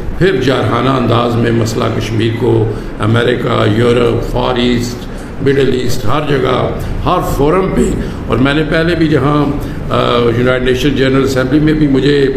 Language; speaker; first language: Urdu; non-native, local second language; Pahari-Potwari